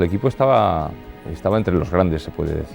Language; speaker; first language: Spanish; native; Spanish